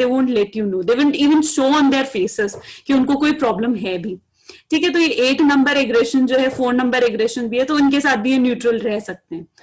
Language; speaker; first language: Hindi; native; Hindi